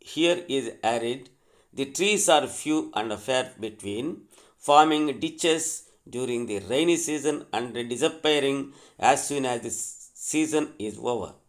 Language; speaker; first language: English; non-native, local second language; Telugu